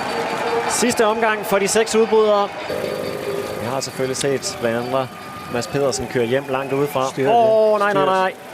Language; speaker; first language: Danish; native; Danish